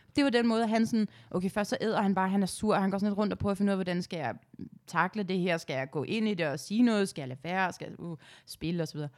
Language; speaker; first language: Danish; native; Danish